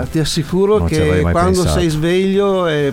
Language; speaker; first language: Italian; native; Italian